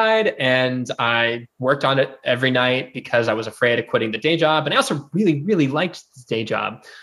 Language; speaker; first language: English; native; English